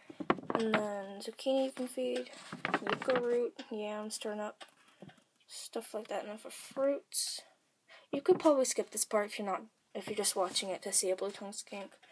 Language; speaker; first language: English; native; English